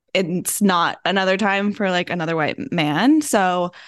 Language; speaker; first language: English; native; English